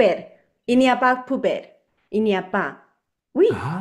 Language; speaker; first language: French; non-native, learner; Chinese